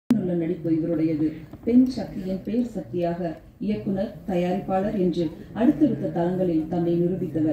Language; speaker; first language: Tamil; native; Tamil